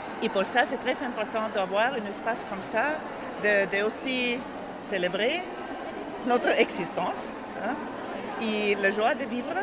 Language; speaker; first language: French; non-native, learner; German